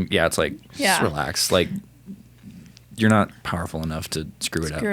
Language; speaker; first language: English; native; English